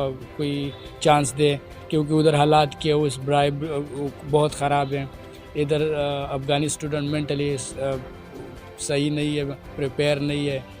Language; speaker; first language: Hindi; non-native, fluent; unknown